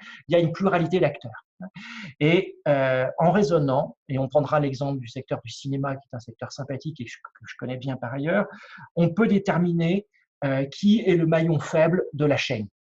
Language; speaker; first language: French; native; French